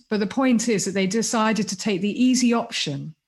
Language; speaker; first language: English; native; English